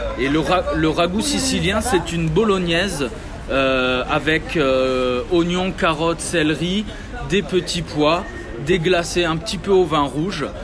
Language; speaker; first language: French; early bilingual, other home language; Italian